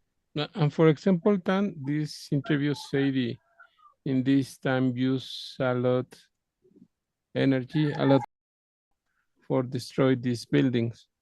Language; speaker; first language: English; non-native, learner; Spanish